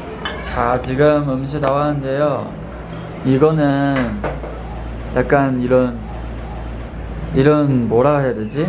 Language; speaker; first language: Korean; non-native, fluent; Chinese